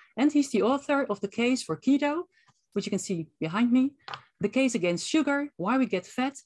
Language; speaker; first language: English; non-native, fluent; Dutch